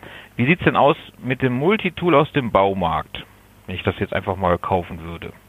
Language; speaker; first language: German; native; German